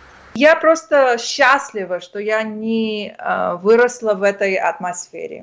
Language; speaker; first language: Russian; early bilingual, other home language; Armenian